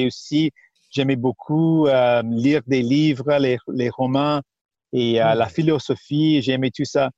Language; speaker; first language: French; non-native, local second language; Punjabi